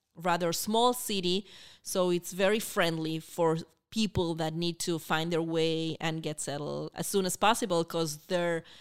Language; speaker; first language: English; non-native, fluent; Spanish